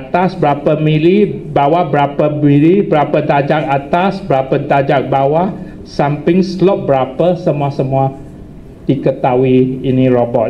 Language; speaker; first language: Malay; non-native, local second language; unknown